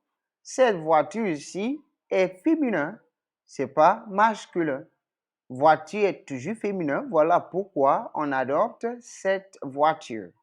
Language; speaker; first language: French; non-native, local second language; English